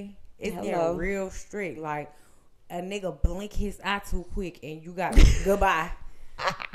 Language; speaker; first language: English; native; English